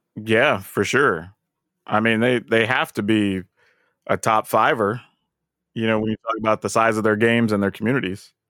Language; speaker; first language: English; native; English